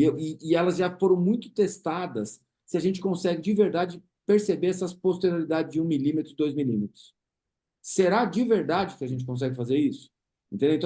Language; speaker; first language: Portuguese; native; Portuguese